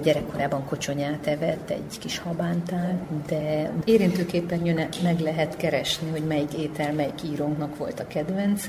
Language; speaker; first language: Hungarian; native; Hungarian